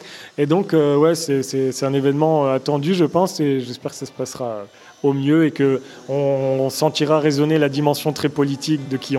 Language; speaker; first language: French; native; French